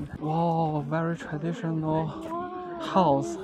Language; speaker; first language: English; non-native, fluent; Chinese